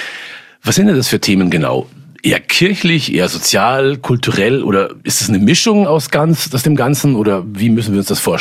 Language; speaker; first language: German; native; German